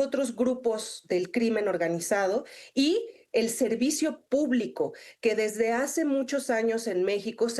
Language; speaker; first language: Spanish; native; Spanish